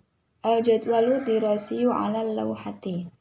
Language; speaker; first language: Arabic; non-native, learner; Indonesian